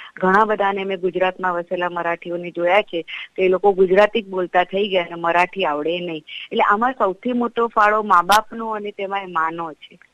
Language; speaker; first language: Gujarati; non-native, local second language; Marathi